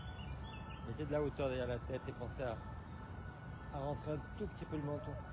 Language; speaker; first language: French; native; French